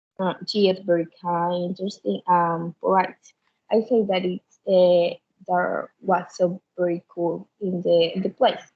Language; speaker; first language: English; non-native, learner; Spanish